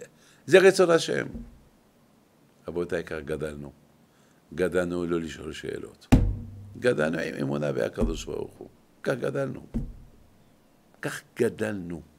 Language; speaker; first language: Hebrew; non-native, fluent; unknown